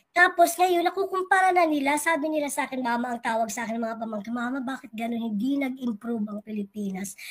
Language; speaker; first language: Filipino; non-native, local second language; Waray